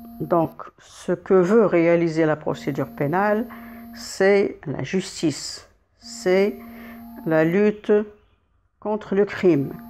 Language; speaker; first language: French; non-native, local second language; Arabic